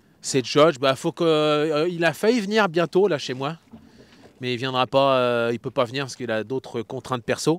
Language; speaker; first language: French; native; French